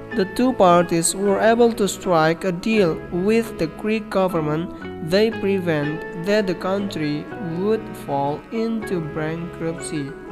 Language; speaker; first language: English; non-native, fluent; Indonesian